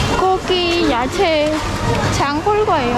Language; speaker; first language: Korean; non-native, learner; Khmer